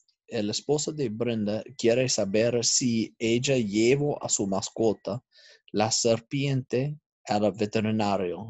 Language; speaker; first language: Spanish; non-native, learner; English